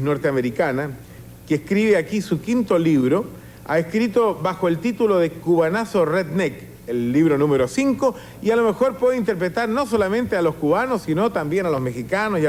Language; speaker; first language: Spanish; native; Spanish